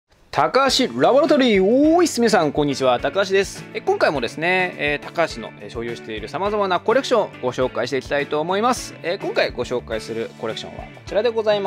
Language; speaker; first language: Japanese; native; Japanese